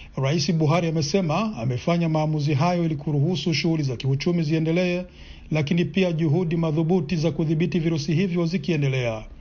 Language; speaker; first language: Swahili; non-native, local second language; Rundi